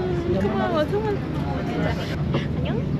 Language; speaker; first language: Korean; non-native, learner; Spanish